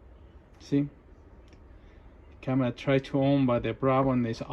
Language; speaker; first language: English; non-native, learner; Spanish